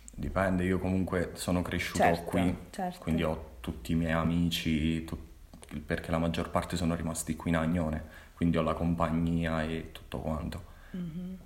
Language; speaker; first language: Italian; native; Italian